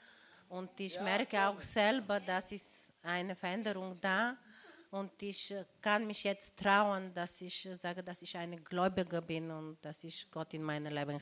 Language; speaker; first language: German; non-native, learner; Bulgarian